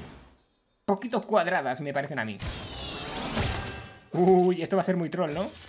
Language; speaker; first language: Spanish; native; Spanish